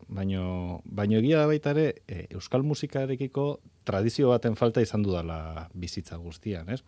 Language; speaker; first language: Basque; non-native, local second language; Spanish